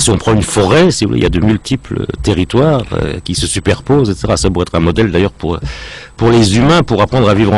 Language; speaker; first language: French; native; French